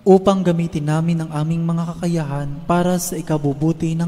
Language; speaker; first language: Filipino; native; Filipino